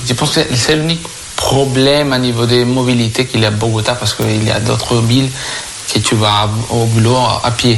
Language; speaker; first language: French; non-native, fluent; Spanish